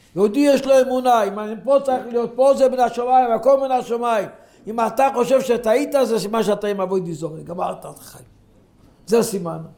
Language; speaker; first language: Hebrew; non-native, local second language; Yiddish